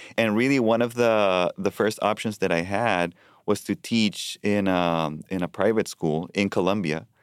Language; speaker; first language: English; non-native, fluent; Spanish